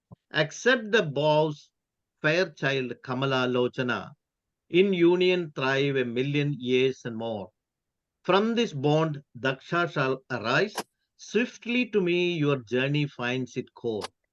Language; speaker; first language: English; non-native, local second language; Malayalam